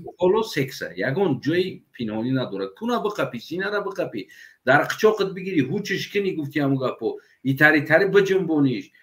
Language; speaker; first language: Tajik; native; Tajik